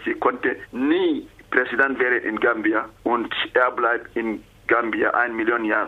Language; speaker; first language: German; non-native, learner; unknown